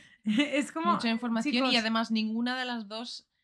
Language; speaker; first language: Spanish; non-native, fluent; English